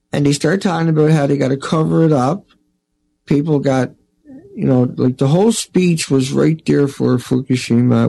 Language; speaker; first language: English; native; English